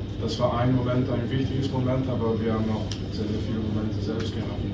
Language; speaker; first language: German; non-native, fluent; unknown